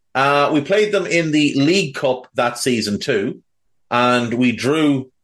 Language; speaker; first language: English; native; English